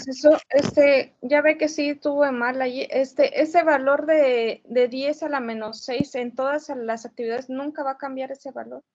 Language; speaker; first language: Spanish; native; Spanish